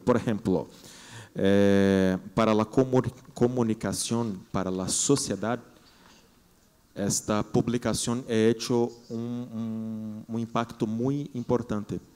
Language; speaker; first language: Spanish; non-native, learner; Portuguese